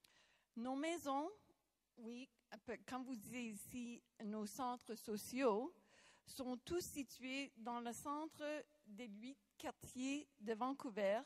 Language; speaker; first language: French; non-native, local second language; English